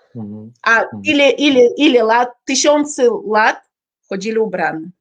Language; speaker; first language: Polish; non-native, learner; Uzbek